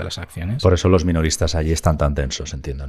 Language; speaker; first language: Spanish; native; Spanish